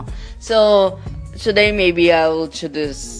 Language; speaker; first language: English; non-native, learner; Portuguese